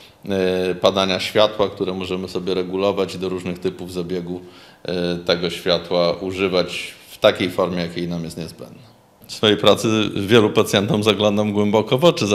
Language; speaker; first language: Polish; native; Polish